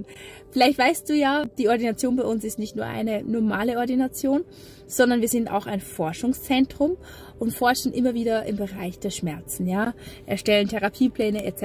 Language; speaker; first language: German; native; German